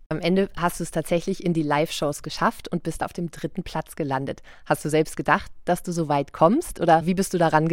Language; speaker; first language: German; native; German